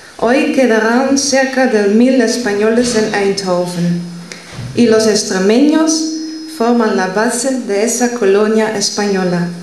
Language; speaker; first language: Spanish; non-native, fluent; Dutch